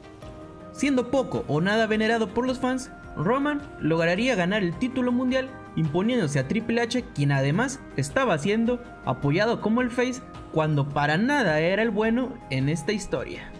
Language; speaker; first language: Spanish; native; Spanish